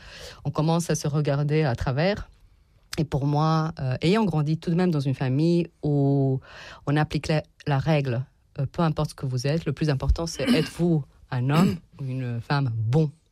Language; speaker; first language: French; non-native, fluent; Serbian